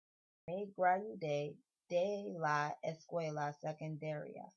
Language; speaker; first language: Spanish; non-native, learner; English